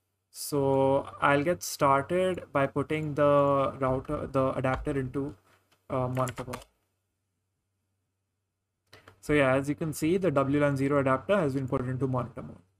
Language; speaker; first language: English; non-native, local second language; Hindi